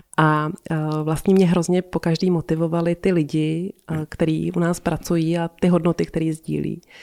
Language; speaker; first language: Czech; native; Czech